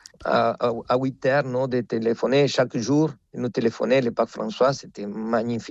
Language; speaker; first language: French; non-native, fluent; Spanish